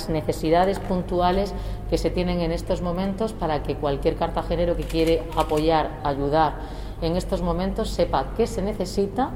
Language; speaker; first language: Spanish; native; Spanish